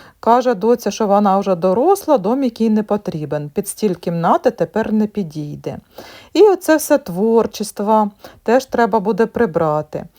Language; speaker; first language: Ukrainian; native; Ukrainian